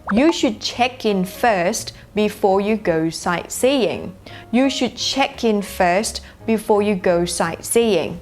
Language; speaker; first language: English; non-native, fluent; Thai